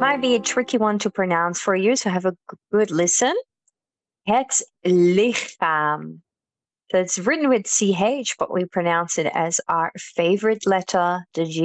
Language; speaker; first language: English; non-native, fluent; Dutch